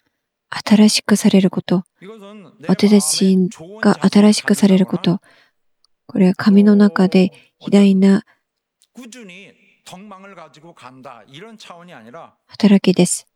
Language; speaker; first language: Japanese; non-native, fluent; Korean